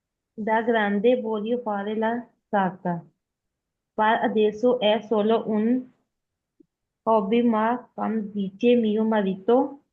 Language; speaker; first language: Italian; non-native, learner; Punjabi